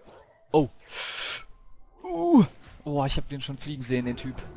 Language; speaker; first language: German; native; German